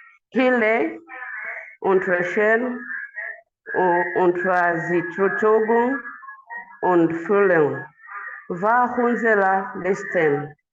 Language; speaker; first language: German; non-native, learner; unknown